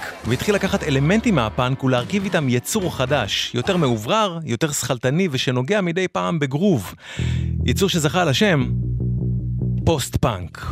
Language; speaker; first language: Hebrew; native; Hebrew